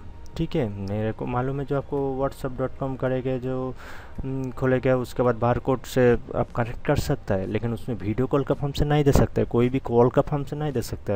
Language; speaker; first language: Hindi; non-native, local second language; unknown